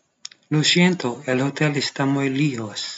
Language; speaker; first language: Spanish; non-native, learner; Filipino